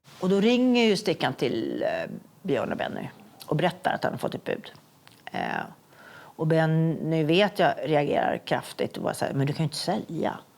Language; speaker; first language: Swedish; native; Swedish